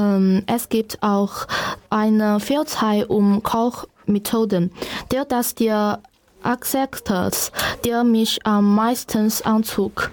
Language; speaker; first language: German; non-native, learner; Chinese